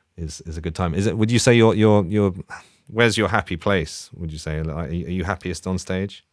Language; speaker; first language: English; native; English